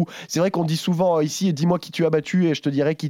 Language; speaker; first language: French; native; French